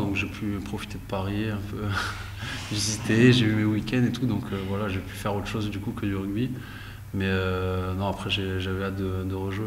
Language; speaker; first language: French; native; French